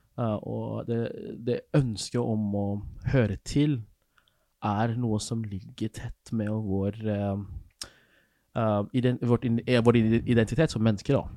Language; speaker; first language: Norwegian; non-native, fluent; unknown